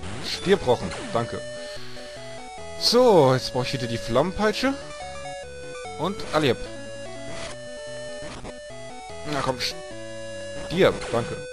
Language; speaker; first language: German; native; German